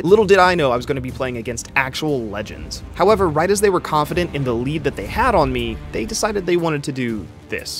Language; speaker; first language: English; native; English